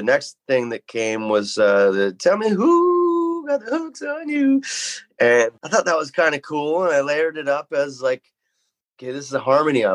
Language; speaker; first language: English; native; English